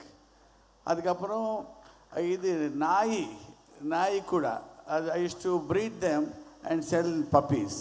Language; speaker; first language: Tamil; non-native, learner; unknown